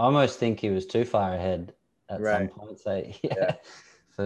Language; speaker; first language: English; native; English